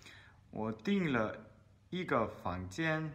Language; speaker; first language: Chinese; non-native, learner; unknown